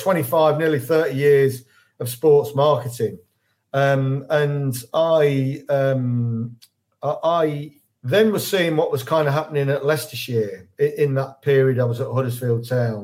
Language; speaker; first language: English; native; English